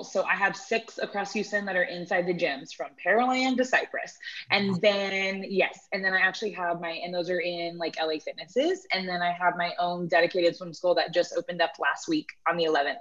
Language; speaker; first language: English; native; English